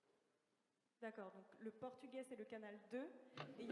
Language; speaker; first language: French; native; French